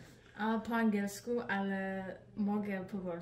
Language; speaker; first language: Polish; early bilingual, heritage; Polish